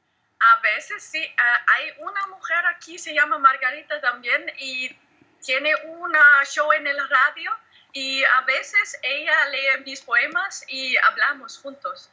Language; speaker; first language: Spanish; non-native, learner; German